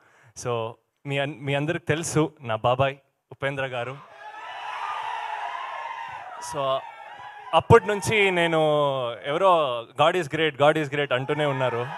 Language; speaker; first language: Telugu; non-native, learner; Kannada